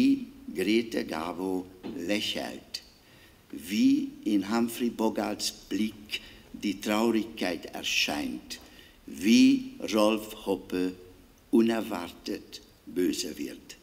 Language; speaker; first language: German; non-native, fluent; Hungarian